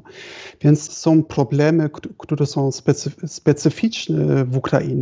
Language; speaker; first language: Polish; non-native, fluent; German